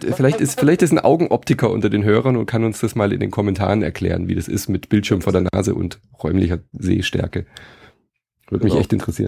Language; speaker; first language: German; native; German